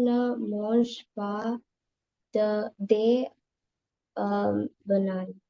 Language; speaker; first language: French; non-native, learner; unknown